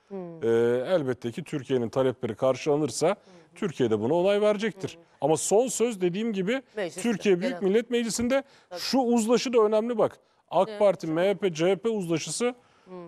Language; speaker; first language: Turkish; native; Turkish